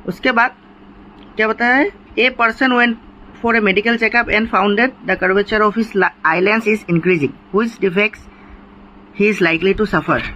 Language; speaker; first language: Hindi; non-native, local second language; Assamese